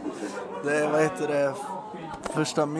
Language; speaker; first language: Swedish; early bilingual, other home language; Spanish